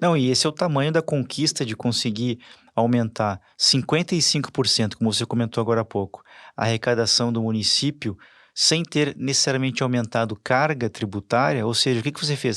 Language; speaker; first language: Portuguese; native; Portuguese